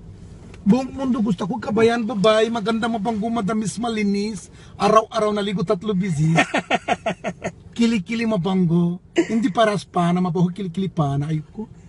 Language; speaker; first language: Filipino; non-native, learner; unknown